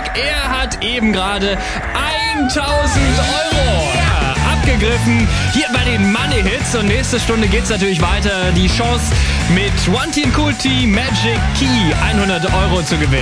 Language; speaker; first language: German; native; German